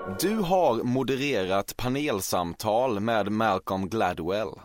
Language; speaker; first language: Swedish; native; Swedish